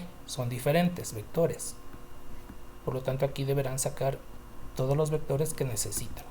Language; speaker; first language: Spanish; native; Spanish